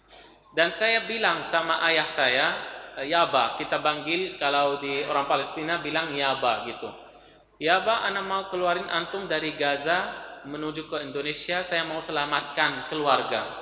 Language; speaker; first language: Indonesian; non-native, fluent; Arabic